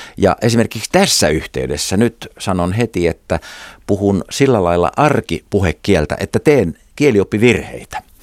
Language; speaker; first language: Finnish; native; Finnish